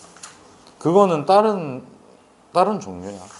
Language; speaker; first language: Korean; native; Korean